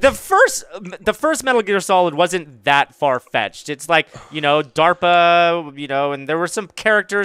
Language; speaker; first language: English; native; English